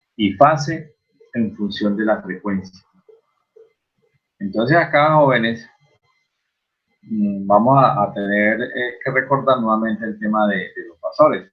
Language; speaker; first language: Spanish; native; Spanish